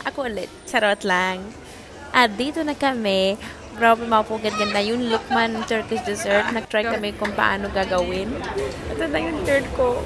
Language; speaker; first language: Filipino; non-native, learner; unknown